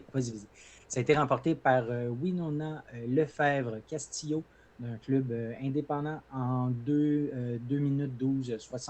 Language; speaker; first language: French; native; French